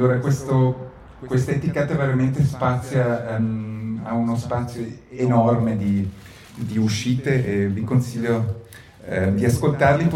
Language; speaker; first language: Italian; native; Italian